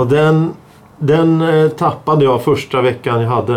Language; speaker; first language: Swedish; native; Swedish